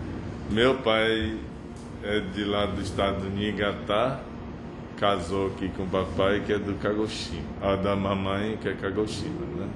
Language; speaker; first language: Portuguese; early bilingual, other home language; Japanese